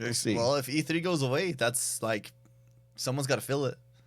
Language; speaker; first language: English; native; English